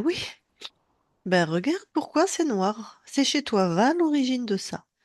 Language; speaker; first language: French; native; French